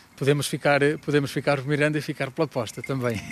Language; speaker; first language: Portuguese; native; Portuguese